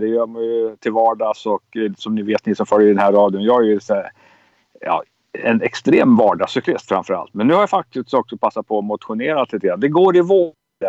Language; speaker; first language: Swedish; native; Swedish